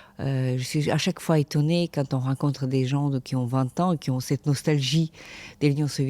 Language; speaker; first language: French; non-native, fluent; Ukrainian